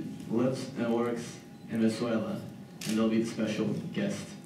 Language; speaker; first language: English; native; English